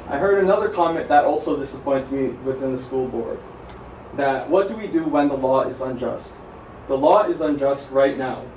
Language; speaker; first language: English; native; English